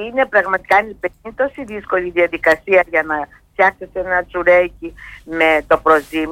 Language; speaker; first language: Greek; native; Greek